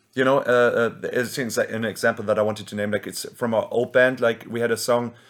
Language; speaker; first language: English; non-native, fluent; German